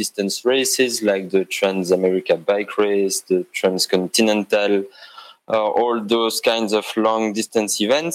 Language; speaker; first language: English; non-native, fluent; French